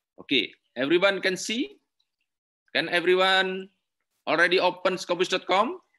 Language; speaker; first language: English; non-native, learner; Indonesian